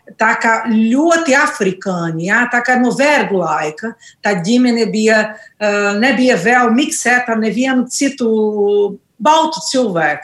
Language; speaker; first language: Latvian; non-native, learner; Portuguese